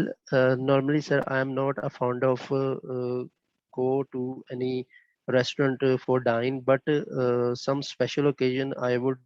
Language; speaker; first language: English; non-native, learner; Bangla